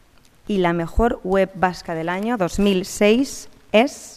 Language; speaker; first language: Spanish; native; Spanish